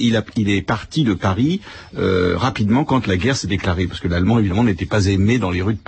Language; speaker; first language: French; native; French